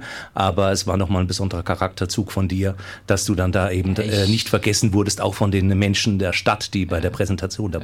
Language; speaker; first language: German; native; German